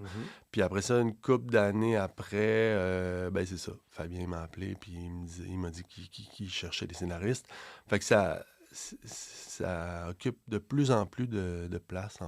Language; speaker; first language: French; native; French